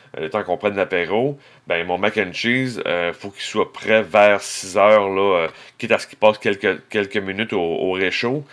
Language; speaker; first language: French; native; French